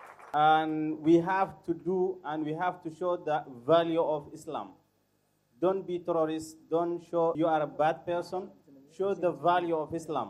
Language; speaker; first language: English; non-native, learner; Arabic